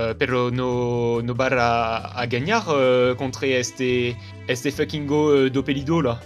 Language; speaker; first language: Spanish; non-native, learner; French